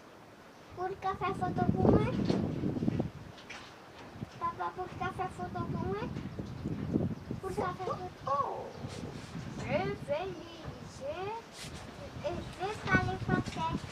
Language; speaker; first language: French; non-native, learner; Haitian Creole